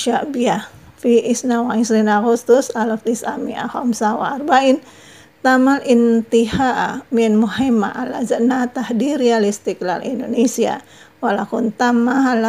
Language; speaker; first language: Arabic; non-native, fluent; Indonesian